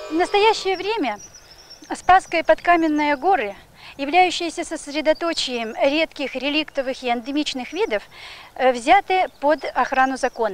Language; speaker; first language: Russian; native; Russian